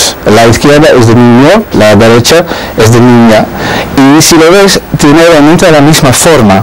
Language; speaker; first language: Spanish; non-native, fluent; Dutch